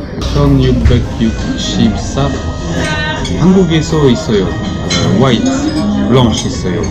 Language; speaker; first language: Korean; non-native, learner; French